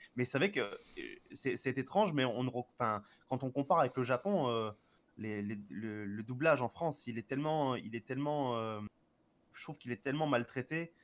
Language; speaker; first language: French; native; French